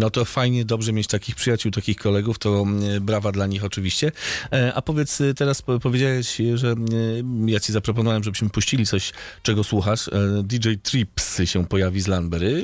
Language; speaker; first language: Polish; native; Polish